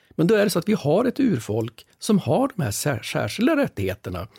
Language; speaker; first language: Swedish; native; Swedish